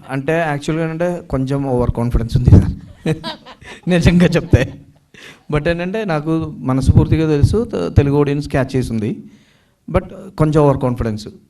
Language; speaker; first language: Telugu; non-native, learner; Malayalam